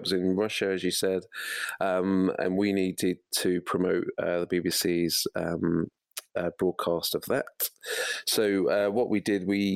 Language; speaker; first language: English; native; English